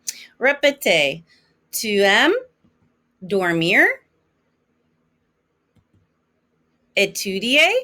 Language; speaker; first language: French; non-native, fluent; English